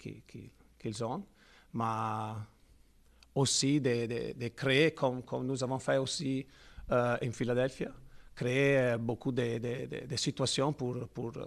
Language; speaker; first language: French; non-native, fluent; Italian